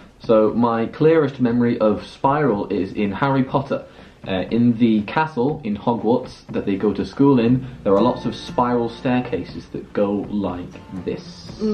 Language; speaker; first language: English; native; English